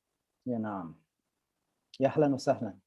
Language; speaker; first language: Arabic; non-native, fluent; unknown